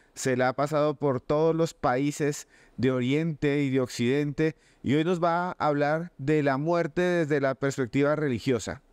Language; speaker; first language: Spanish; native; Spanish